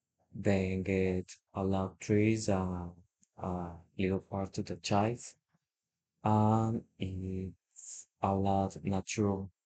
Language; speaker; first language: English; non-native, learner; Spanish